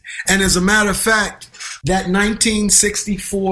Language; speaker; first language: English; native; English